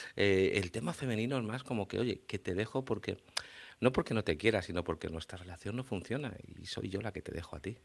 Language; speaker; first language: Spanish; native; Spanish